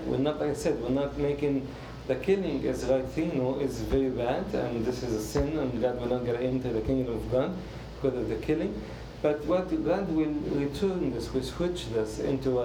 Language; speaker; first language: English; non-native, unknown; Arabic